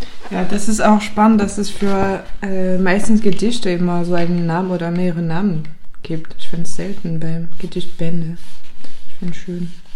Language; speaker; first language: German; non-native, fluent; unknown